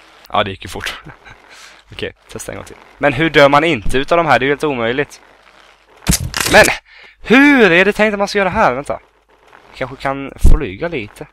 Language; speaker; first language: Swedish; native; Swedish